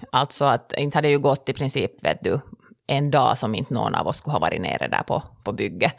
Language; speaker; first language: Swedish; native; Swedish